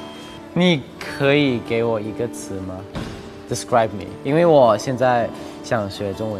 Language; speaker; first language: Chinese; non-native, learner; Thai